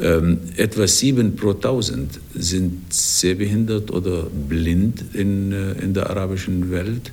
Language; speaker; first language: German; non-native, fluent; Arabic